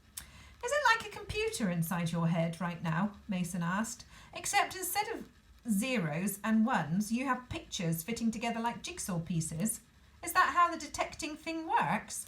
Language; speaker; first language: English; native; English